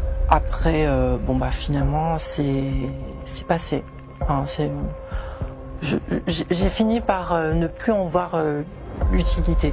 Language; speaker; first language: French; native; French